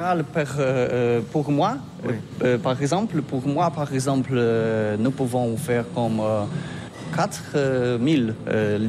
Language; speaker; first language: French; non-native, learner; Polish